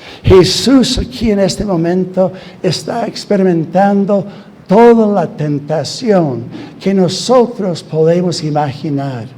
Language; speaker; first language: Spanish; non-native, fluent; English